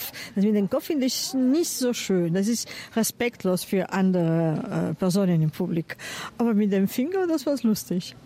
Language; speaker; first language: German; non-native, fluent; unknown